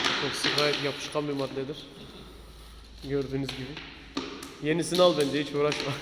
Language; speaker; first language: Turkish; native; Turkish